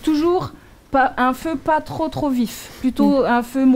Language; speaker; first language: French; native; French